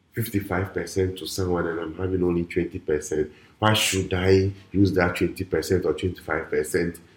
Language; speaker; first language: English; non-native, local second language; Ewe